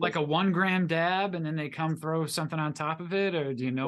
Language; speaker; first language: English; native; English